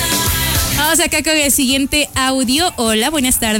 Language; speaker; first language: Spanish; native; Spanish